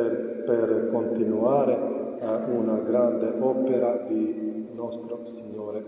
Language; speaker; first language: Italian; non-native, fluent; Croatian